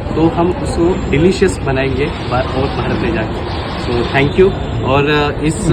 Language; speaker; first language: Hindi; non-native, local second language; Marathi